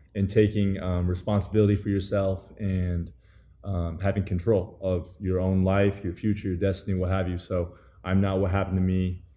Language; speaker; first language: English; early bilingual, other home language; Chinese